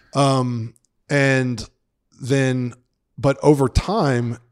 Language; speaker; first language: English; native; English